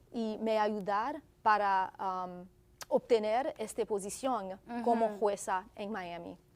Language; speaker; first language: Spanish; non-native, learner; Haitian Creole